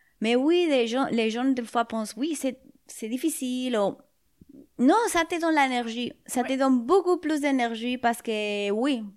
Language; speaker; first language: French; non-native, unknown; Spanish